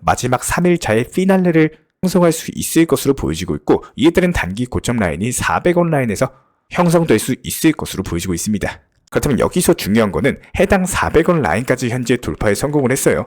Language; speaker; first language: Korean; native; Korean